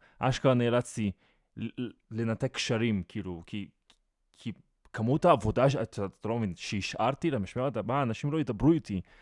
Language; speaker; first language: Hebrew; native; Hebrew